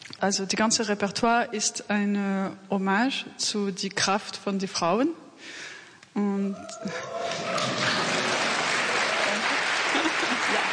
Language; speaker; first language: German; non-native, learner; French